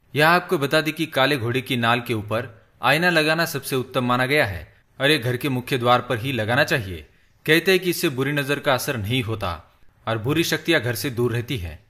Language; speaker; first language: Hindi; native; Hindi